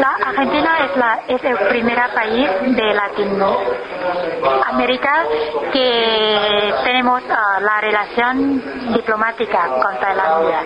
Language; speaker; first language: Spanish; non-native, learner; Thai